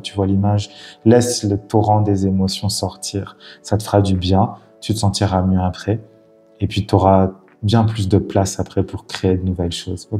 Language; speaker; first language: French; native; French